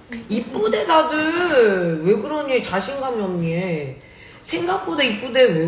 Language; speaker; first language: Korean; native; Korean